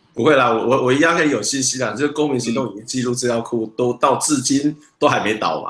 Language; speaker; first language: Chinese; native; Chinese